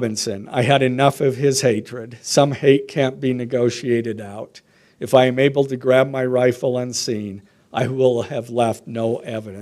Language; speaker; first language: English; native; English